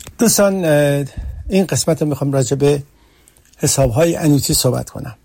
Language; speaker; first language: Persian; early bilingual, heritage; Persian